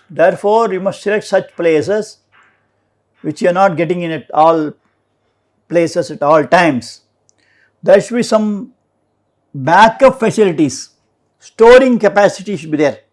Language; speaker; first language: English; non-native, local second language; Kannada